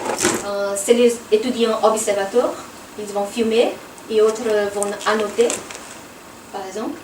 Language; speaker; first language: French; non-native, fluent; Portuguese